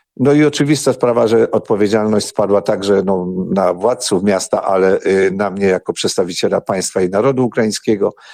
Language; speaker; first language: Polish; non-native, local second language; Ukrainian